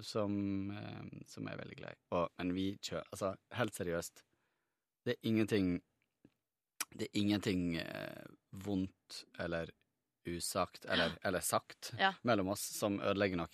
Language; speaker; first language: Norwegian; native; Norwegian